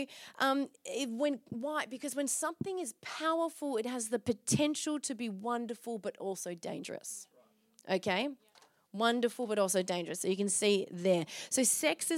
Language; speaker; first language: English; native; English